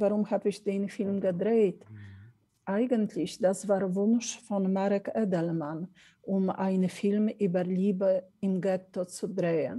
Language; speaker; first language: German; non-native, fluent; Polish